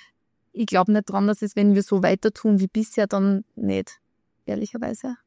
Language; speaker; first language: German; native; German